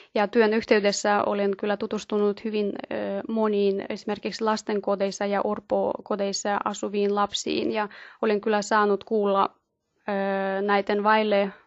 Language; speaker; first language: Finnish; non-native, fluent; Russian